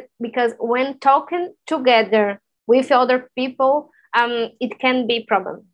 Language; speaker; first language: English; non-native, learner; Portuguese